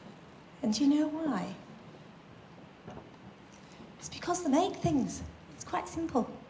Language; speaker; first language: English; native; English